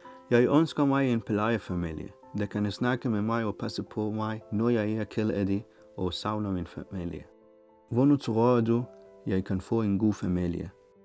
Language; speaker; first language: Danish; non-native, learner; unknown